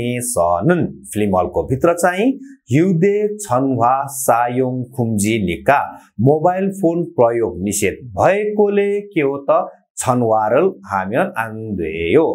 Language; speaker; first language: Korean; non-native, fluent; Nepali